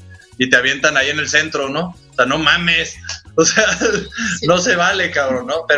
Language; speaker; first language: Spanish; native; Spanish